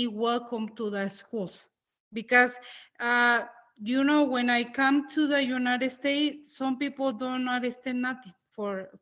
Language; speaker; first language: English; non-native, learner; Spanish